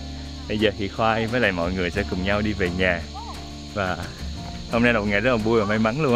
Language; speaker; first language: Vietnamese; native; Vietnamese